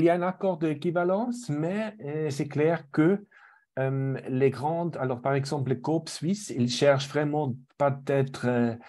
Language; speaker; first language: French; non-native, fluent; German